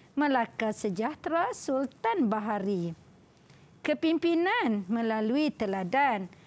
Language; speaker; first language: Malay; native; Malay